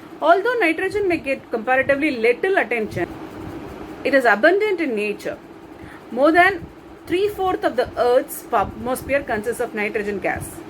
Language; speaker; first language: English; non-native, local second language; Tamil